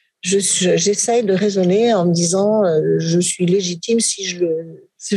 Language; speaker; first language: French; native; French